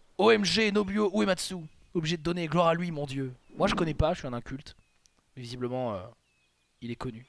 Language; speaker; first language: French; native; French